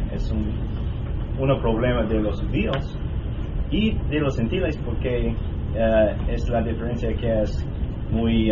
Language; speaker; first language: Spanish; non-native, learner; English